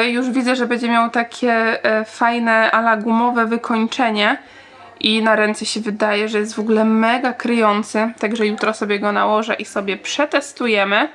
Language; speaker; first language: Polish; native; Polish